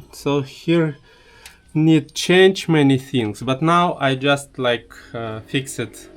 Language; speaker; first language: English; non-native, learner; Russian